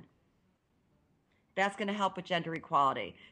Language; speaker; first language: English; native; English